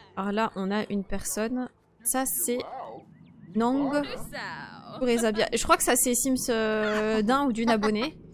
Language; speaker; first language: French; early bilingual, other home language; Polish